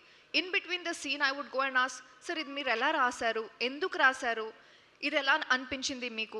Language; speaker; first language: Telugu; non-native, fluent; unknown